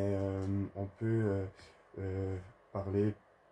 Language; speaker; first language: French; non-native, learner; Dutch